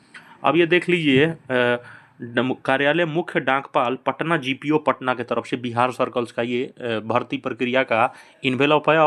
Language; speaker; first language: Hindi; native; Hindi